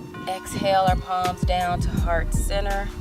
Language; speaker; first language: English; native; English